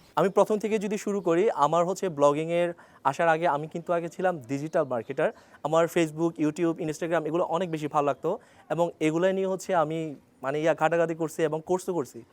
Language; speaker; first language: Bangla; non-native, local second language; Chakma